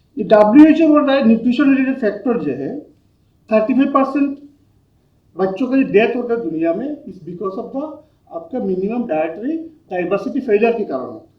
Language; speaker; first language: Hindi; non-native, local second language; Bangla